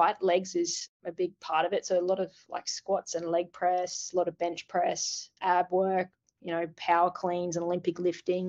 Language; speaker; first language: English; native; English